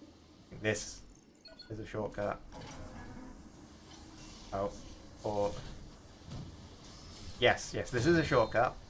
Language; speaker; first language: English; native; English